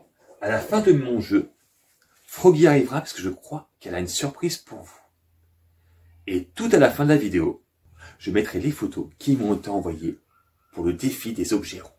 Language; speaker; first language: French; native; French